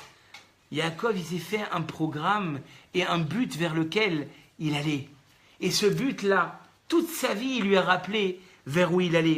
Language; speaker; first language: French; native; French